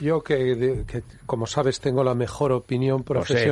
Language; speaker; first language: Spanish; native; Spanish